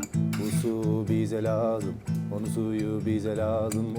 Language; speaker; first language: Turkish; native; Turkish